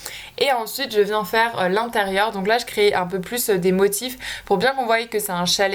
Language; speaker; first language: French; native; French